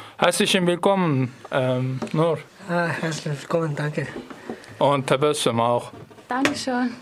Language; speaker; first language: German; non-native, learner; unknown